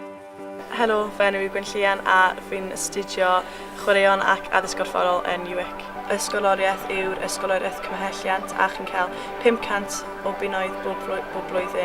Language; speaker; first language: Welsh; native; Welsh